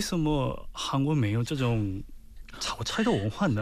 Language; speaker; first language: Chinese; non-native, fluent; Korean